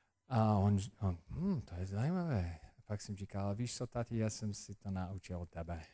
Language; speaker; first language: Czech; non-native, fluent; English